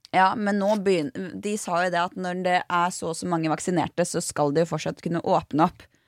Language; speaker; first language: Norwegian; native; Norwegian